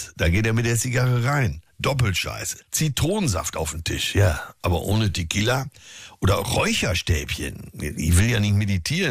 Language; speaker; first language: German; native; German